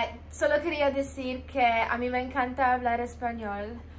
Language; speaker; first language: Spanish; non-native, fluent; Polish